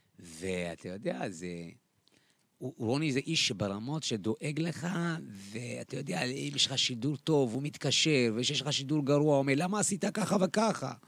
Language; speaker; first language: Hebrew; early bilingual, other home language; Amharic